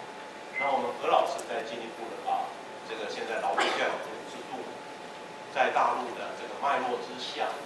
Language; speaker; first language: Chinese; native; Chinese